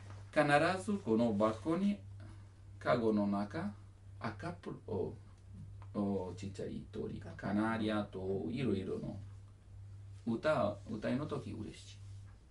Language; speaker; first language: Japanese; non-native, learner; Italian